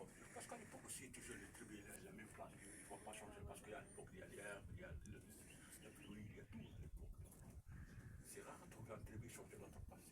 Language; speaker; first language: French; non-native, local second language; Arabic